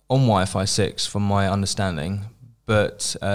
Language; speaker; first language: English; native; English